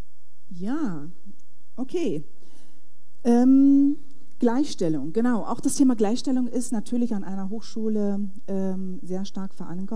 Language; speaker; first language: German; native; German